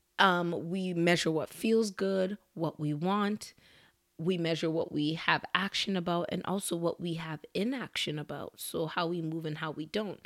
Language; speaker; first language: English; early bilingual, other home language; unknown